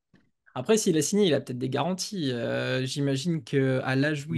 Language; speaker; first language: French; native; French